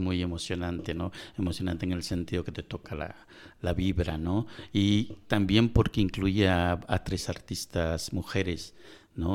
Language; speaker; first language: Spanish; native; Spanish